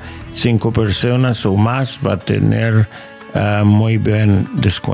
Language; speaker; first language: Spanish; non-native, learner; English